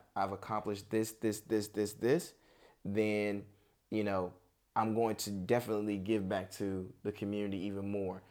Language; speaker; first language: English; native; English